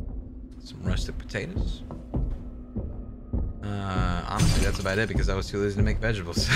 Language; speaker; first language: English; native; English